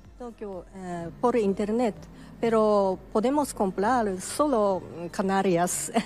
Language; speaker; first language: Spanish; non-native, learner; Japanese